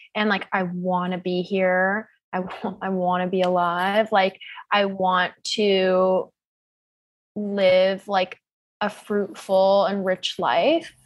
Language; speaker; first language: English; native; English